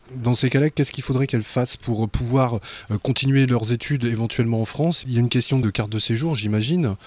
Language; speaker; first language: French; native; French